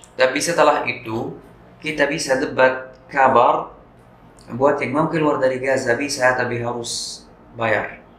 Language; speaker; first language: Indonesian; non-native, fluent; Arabic